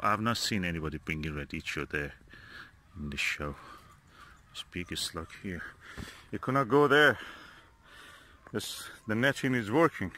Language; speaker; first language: English; non-native, fluent; Persian